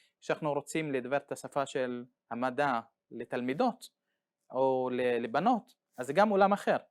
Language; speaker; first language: Hebrew; non-native, local second language; Arabic